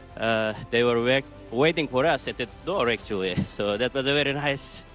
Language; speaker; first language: English; non-native, fluent; Turkish